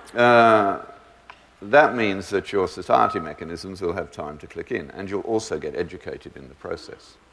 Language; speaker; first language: English; native; English